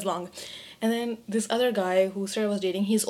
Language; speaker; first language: English; non-native, local second language; Urdu